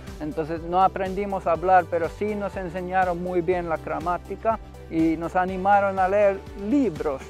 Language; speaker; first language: Spanish; non-native, fluent; Finnish